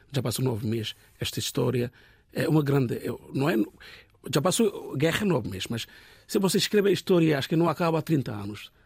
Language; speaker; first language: Portuguese; non-native, learner; Bangla